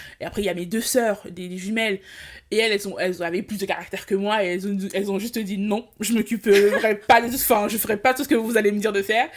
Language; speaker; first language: French; early bilingual, other home language; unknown